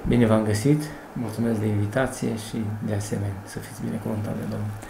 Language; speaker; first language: Romanian; native; Romanian